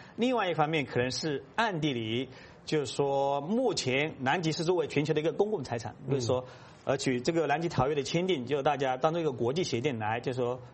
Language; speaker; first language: Chinese; native; Chinese